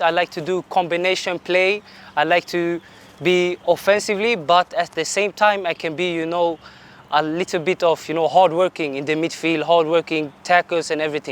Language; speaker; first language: English; non-native, fluent; Swedish